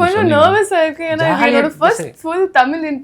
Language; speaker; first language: Tamil; non-native, learner; Telugu